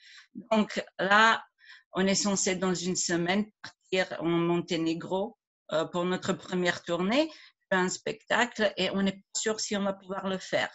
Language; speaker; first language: French; non-native, fluent; Croatian